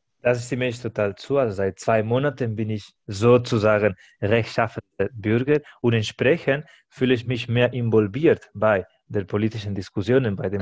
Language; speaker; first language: German; non-native, fluent; Spanish